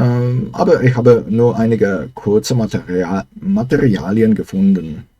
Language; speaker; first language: German; non-native, learner; Slovak